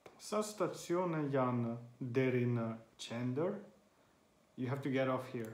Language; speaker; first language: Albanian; non-native, learner; Finnish